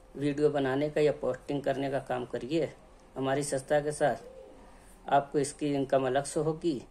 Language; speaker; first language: Hindi; native; Hindi